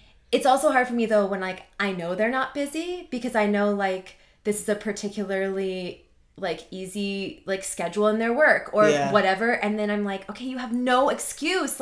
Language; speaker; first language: English; native; English